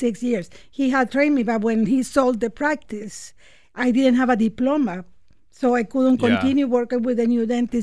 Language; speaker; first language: English; non-native, fluent; Spanish